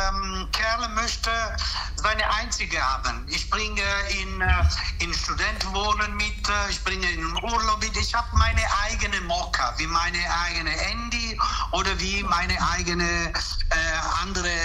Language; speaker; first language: German; non-native, fluent; Italian